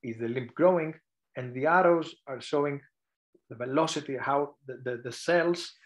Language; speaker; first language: English; non-native, fluent; Greek